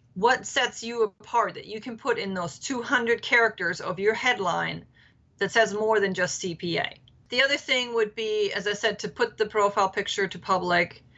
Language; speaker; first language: English; non-native, fluent; German